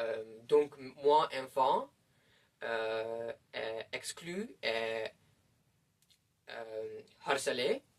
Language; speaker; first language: French; non-native, learner; Dutch